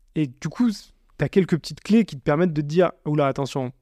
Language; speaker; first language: French; native; French